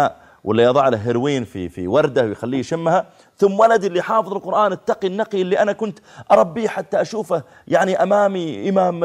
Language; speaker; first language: Arabic; native; Arabic